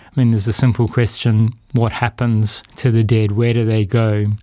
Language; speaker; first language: English; native; English